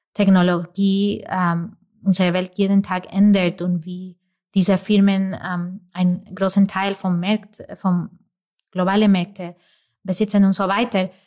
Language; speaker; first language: German; non-native, fluent; English